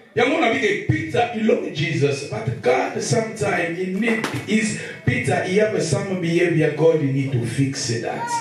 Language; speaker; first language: English; non-native, learner; Lingala